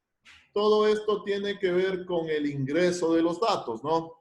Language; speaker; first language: Spanish; native; Spanish